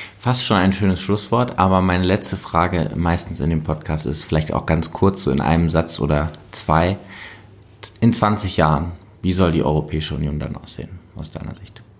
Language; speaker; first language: German; native; German